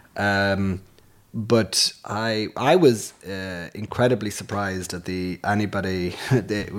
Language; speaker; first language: English; native; English